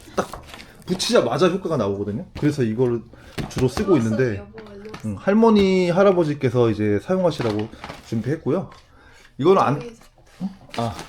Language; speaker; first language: Korean; native; Korean